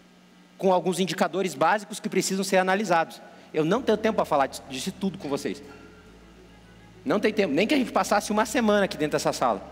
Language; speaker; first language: Portuguese; native; Portuguese